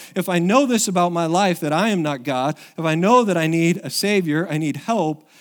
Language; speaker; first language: English; native; English